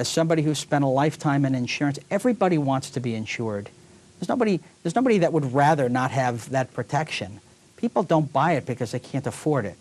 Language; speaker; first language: English; native; English